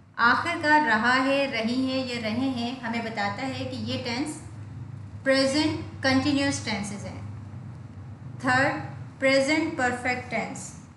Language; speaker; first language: Urdu; native; Urdu